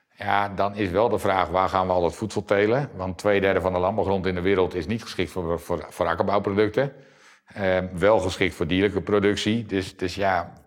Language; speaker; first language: Dutch; native; Dutch